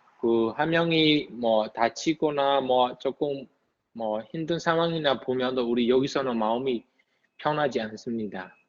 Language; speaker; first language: Korean; non-native, fluent; Burmese